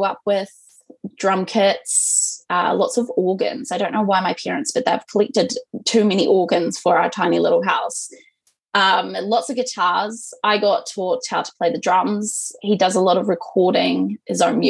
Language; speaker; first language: English; native; English